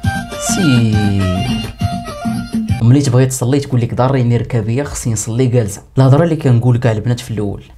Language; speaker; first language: Arabic; native; Arabic